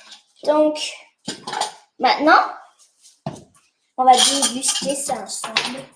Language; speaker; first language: French; non-native, fluent; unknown